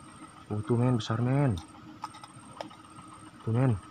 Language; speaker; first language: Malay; non-native, local second language; Javanese